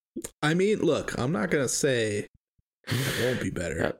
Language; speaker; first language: English; native; English